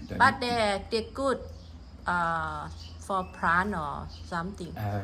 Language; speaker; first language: English; non-native, learner; Thai